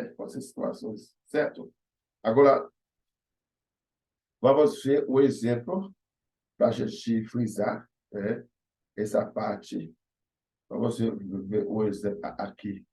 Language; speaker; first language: Portuguese; non-native, fluent; Haitian Creole